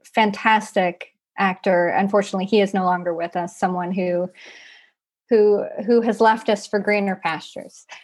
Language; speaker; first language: English; native; English